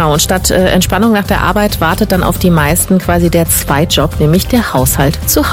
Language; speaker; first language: German; native; German